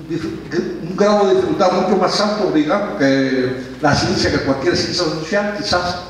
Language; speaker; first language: Spanish; native; Spanish